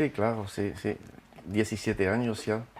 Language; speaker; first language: Spanish; non-native, fluent; French